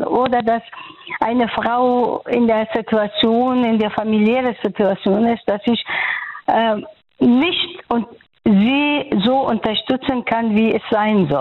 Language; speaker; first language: German; non-native, fluent; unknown